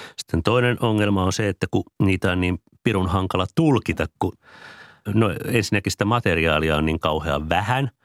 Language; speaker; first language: Finnish; native; Finnish